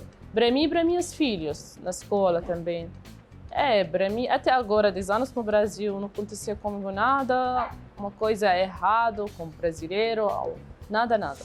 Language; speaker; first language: Portuguese; non-native, learner; Arabic